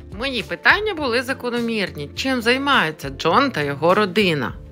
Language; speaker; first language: Ukrainian; native; Ukrainian